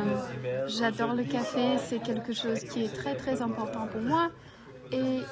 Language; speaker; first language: French; non-native, learner; English